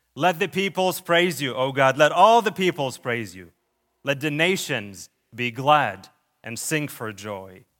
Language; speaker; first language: English; early bilingual, other home language; Arabic